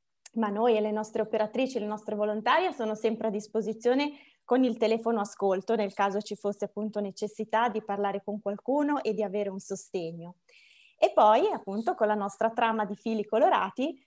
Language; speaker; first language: Italian; native; Italian